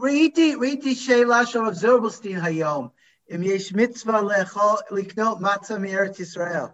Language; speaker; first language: Hebrew; non-native, fluent; English